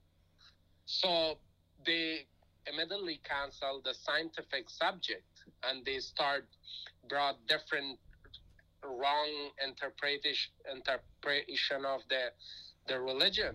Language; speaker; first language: English; non-native, fluent; Persian